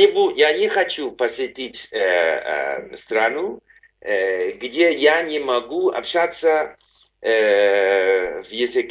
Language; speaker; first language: Russian; non-native, learner; English